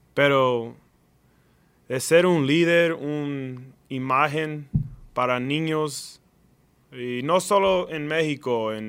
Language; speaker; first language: Spanish; early bilingual, other home language; English